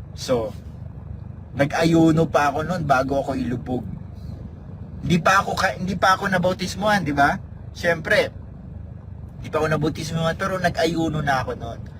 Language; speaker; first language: Filipino; native; Filipino